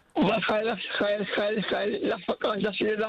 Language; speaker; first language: Dutch; non-native, learner; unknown